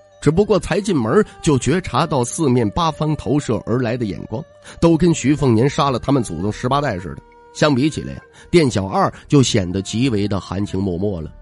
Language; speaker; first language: Chinese; native; Chinese